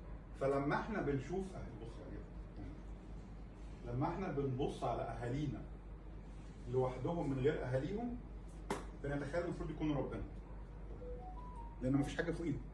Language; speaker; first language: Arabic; native; Arabic